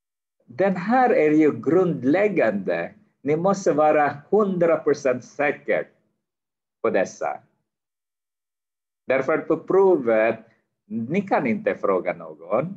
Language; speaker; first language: Swedish; non-native, fluent; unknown